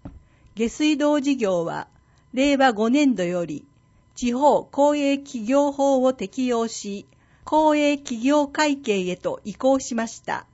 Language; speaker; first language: Japanese; native; Japanese